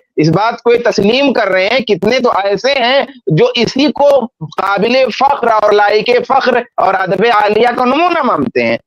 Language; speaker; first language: Urdu; native; Urdu